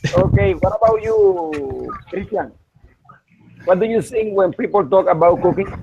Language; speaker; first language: English; non-native, learner; Spanish